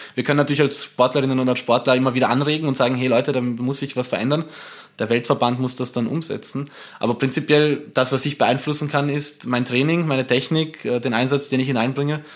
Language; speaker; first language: German; early bilingual, other home language; Romanian